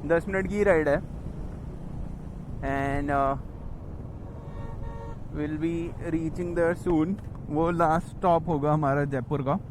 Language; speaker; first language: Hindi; native; Hindi